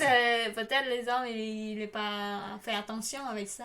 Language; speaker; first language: French; non-native, learner; Khmer